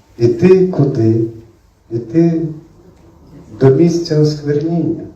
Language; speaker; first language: Ukrainian; non-native, local second language; Russian